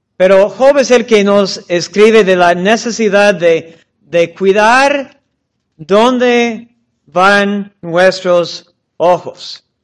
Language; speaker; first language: Spanish; non-native, fluent; English